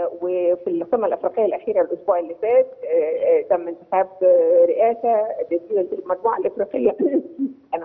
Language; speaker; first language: Arabic; native; Arabic